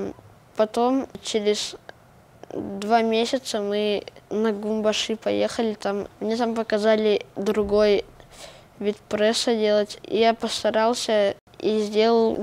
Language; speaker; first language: Russian; non-native, local second language; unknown